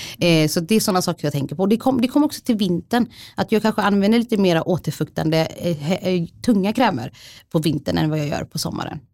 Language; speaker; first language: Swedish; early bilingual, other home language; Somali